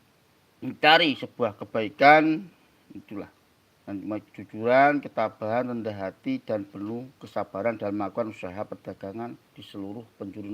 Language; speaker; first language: Indonesian; native; Indonesian